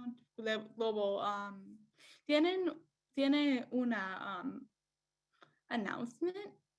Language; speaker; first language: Spanish; non-native, learner; English